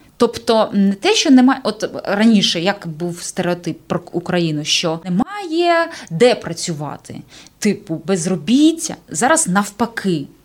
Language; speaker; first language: Ukrainian; native; Ukrainian